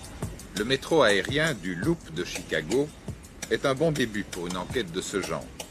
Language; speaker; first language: French; native; French